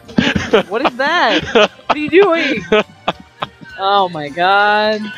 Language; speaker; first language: English; native; English